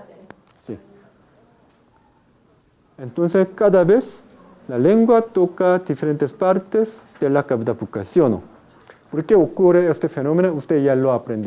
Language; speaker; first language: Spanish; non-native, fluent; Korean